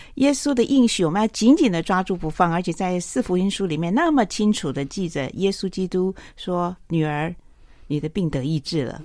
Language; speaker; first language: Chinese; native; Chinese